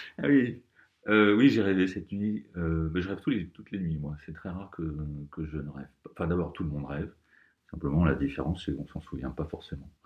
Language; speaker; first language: French; native; French